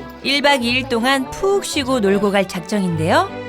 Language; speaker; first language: Korean; native; Korean